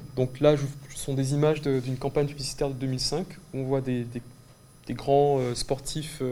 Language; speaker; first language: French; native; French